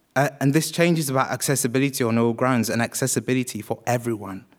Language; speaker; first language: English; native; English